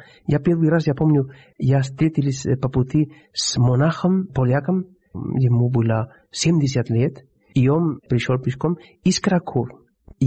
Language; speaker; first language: Russian; non-native, fluent; Spanish